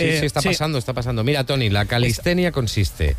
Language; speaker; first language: Spanish; native; Spanish